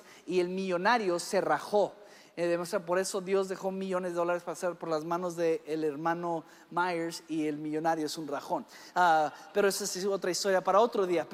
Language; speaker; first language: Spanish; early bilingual, other home language; English